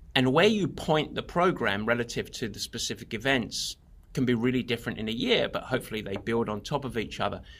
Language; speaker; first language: English; native; English